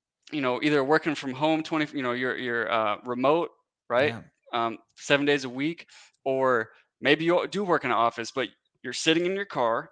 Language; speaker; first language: English; native; English